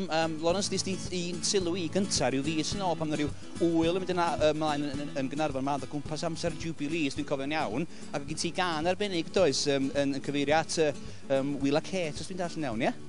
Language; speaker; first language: Welsh; native; Welsh